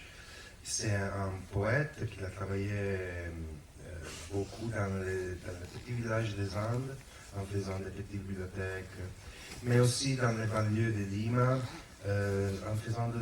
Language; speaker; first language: French; non-native, fluent; Italian